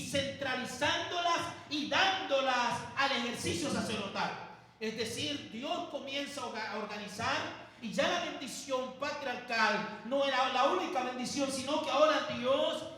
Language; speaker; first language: Spanish; native; Spanish